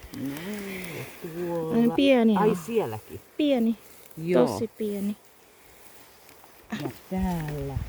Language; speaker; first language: Finnish; non-native, learner; Thai